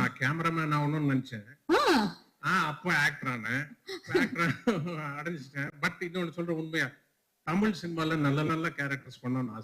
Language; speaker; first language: Tamil; non-native, local second language; Telugu